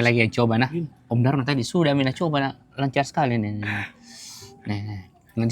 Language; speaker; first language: Malay; native; Malay